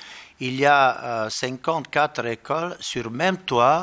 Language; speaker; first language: French; non-native, learner; Bosnian